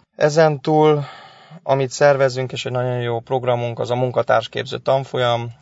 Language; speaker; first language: Hungarian; native; Hungarian